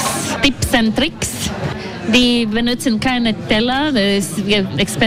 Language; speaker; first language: German; non-native, learner; Latvian